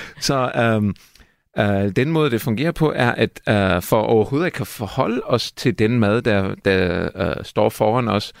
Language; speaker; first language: Danish; non-native, fluent; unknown